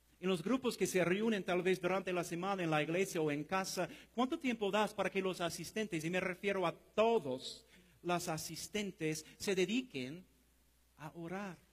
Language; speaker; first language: Spanish; non-native, fluent; English